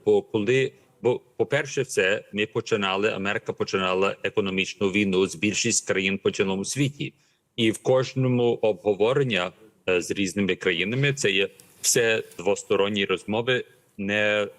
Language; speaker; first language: Ukrainian; early bilingual, heritage; Ukrainian